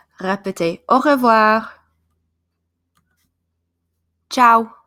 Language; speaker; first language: French; non-native, fluent; English